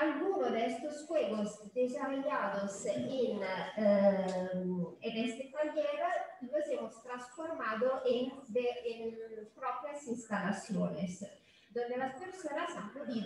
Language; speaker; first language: Spanish; non-native, fluent; Italian